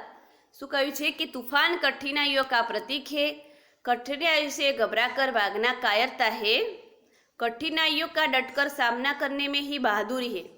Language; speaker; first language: Hindi; non-native, local second language; Gujarati